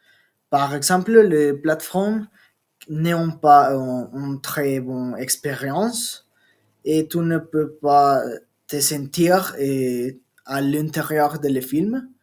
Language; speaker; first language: French; non-native, learner; Spanish